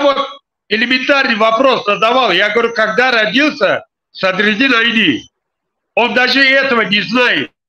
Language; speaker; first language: Russian; non-native, local second language; Tajik